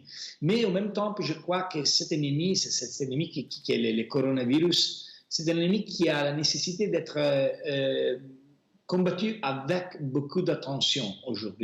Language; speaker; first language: French; non-native, fluent; Italian